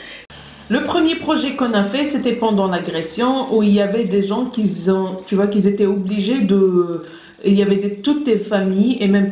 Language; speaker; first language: French; non-native, local second language; Arabic